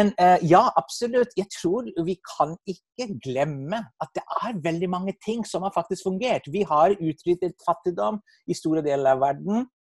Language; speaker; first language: Norwegian; non-native, fluent; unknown